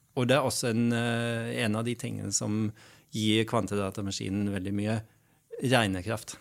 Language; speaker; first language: Norwegian; non-native, fluent; Dutch